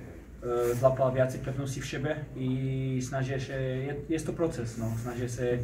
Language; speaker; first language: Polish; non-native, learner; Slovak